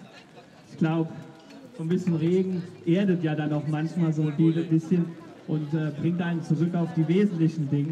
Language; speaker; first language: German; native; German